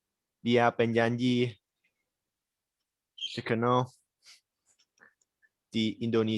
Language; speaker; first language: Indonesian; non-native, learner; Thai